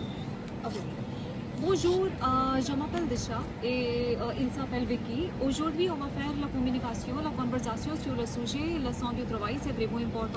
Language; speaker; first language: French; non-native, learner; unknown